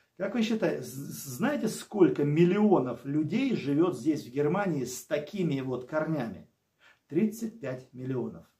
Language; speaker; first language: Russian; native; Russian